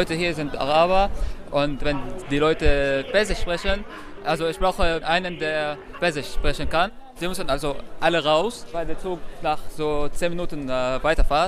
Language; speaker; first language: German; non-native, learner; Arabic